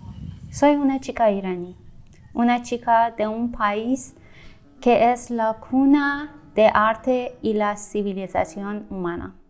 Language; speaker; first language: Spanish; non-native, fluent; Persian